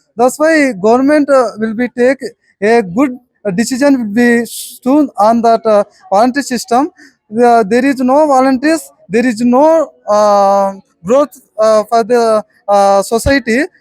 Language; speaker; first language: English; non-native, local second language; Telugu